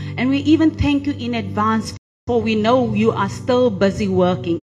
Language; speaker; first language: English; non-native, local second language; Afrikaans